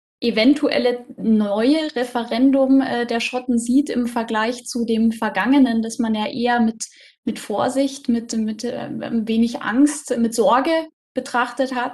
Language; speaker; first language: German; native; German